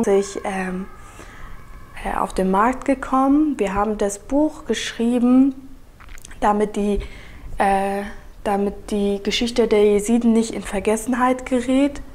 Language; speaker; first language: German; early bilingual, other home language; Kurdish